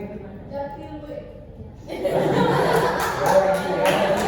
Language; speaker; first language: Indonesian; non-native, learner; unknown